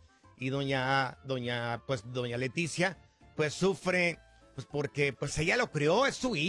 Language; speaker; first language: Spanish; native; Spanish